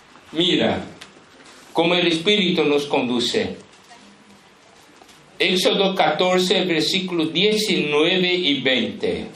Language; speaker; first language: Spanish; non-native, fluent; Portuguese